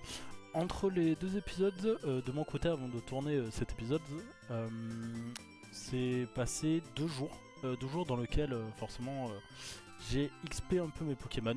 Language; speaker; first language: French; native; French